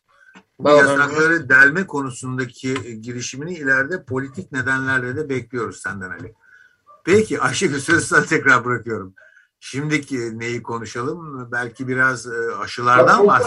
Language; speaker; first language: Turkish; native; Turkish